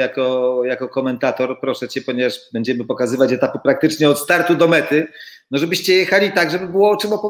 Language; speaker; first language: Polish; native; Polish